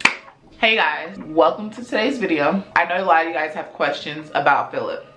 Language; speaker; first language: English; native; English